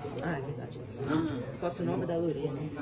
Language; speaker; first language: Portuguese; native; Portuguese